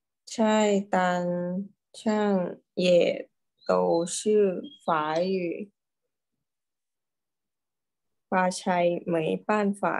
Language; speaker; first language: Chinese; non-native, learner; Thai